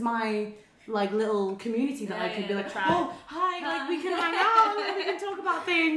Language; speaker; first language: English; native; English